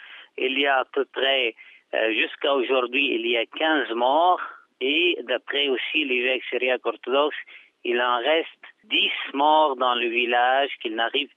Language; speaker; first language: French; non-native, fluent; Arabic